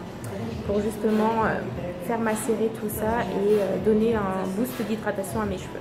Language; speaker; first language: French; native; French